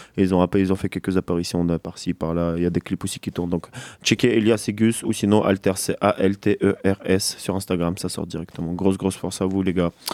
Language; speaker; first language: French; native; French